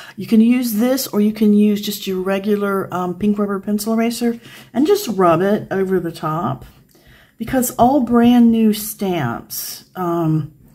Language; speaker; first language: English; native; English